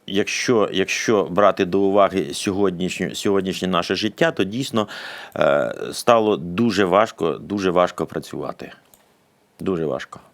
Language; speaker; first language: Ukrainian; native; Ukrainian